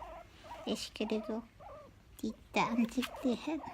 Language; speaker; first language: Swedish; non-native, learner; Filipino